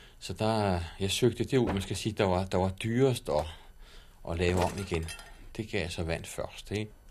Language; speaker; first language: Danish; native; Danish